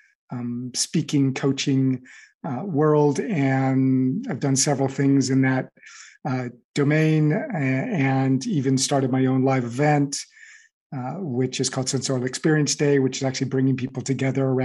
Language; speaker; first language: English; native; English